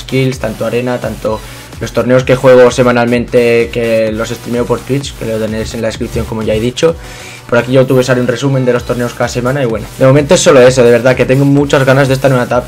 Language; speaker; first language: Spanish; native; Spanish